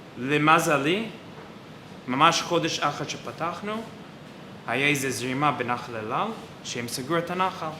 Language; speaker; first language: Hebrew; non-native, fluent; English